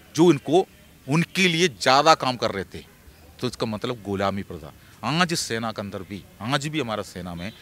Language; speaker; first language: Hindi; non-native, local second language; Malayalam